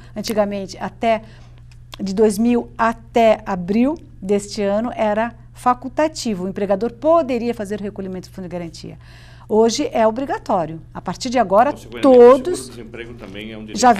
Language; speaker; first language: Portuguese; native; Portuguese